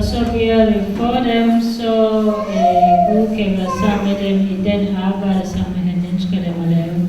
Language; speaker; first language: Danish; non-native, learner; Kinyarwanda